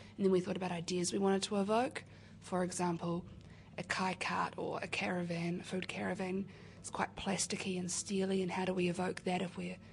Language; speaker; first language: English; native; English